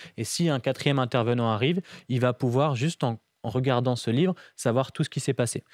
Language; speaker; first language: French; native; French